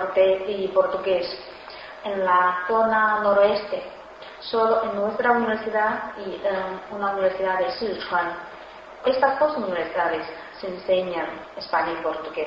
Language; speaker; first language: Spanish; non-native, fluent; Chinese